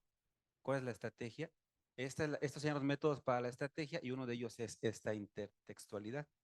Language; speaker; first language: Spanish; native; Spanish